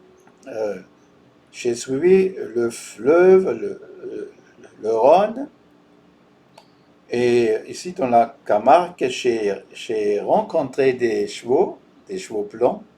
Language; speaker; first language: French; non-native, fluent; German